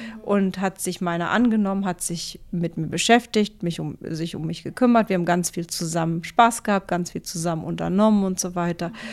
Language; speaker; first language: German; native; German